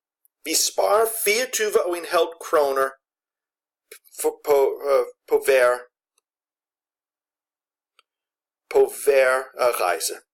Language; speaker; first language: Danish; non-native, fluent; English